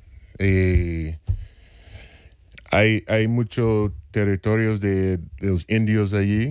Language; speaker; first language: Spanish; non-native, fluent; English